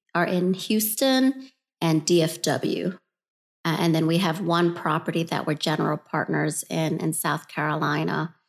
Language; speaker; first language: English; early bilingual, other home language; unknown